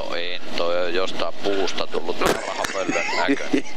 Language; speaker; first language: Finnish; native; Finnish